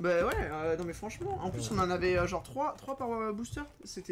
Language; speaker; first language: French; native; French